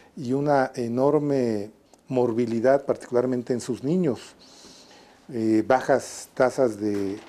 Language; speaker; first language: Spanish; native; Spanish